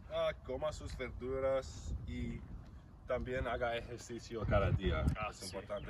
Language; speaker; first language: Spanish; non-native, learner; English